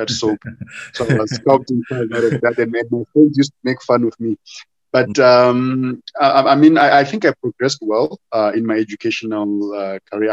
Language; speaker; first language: English; non-native, local second language; Shona